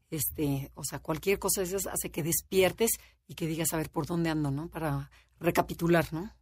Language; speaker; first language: Spanish; native; Spanish